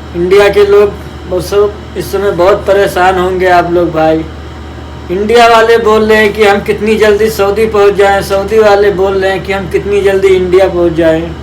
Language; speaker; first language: Hindi; non-native, local second language; Malayalam